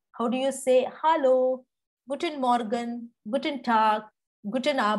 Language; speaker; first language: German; non-native, fluent; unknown